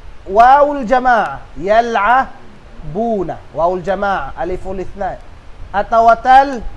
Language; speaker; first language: Arabic; non-native, fluent; Tausug